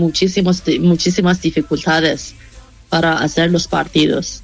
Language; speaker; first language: Spanish; non-native, fluent; Persian